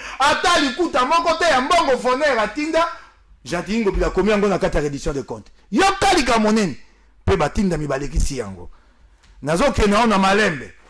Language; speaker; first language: Lingala; native; Lingala